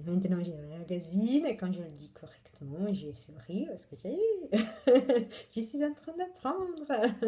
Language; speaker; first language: French; non-native, fluent; Italian